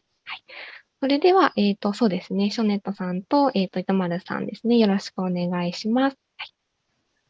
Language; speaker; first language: Japanese; native; Japanese